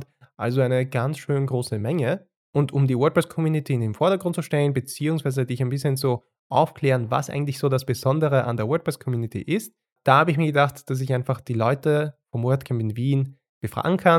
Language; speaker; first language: German; native; German